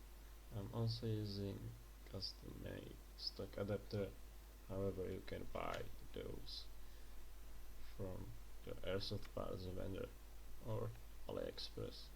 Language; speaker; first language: English; non-native, fluent; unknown